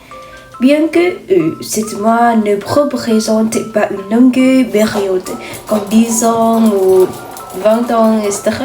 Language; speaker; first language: French; non-native, fluent; Vietnamese